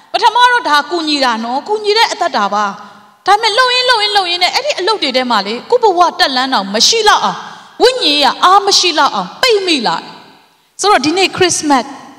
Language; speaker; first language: Burmese; non-native, local second language; Hakha Chin